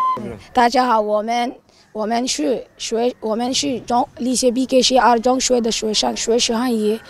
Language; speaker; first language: Chinese; non-native, learner; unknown